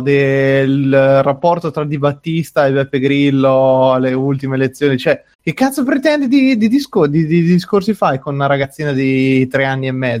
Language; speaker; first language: Italian; native; Italian